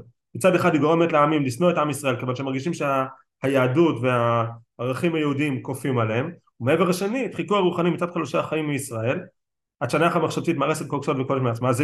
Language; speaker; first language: Hebrew; native; Hebrew